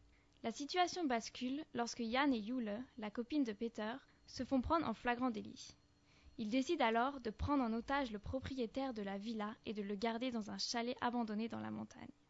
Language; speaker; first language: French; native; French